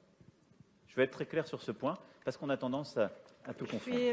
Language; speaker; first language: French; native; French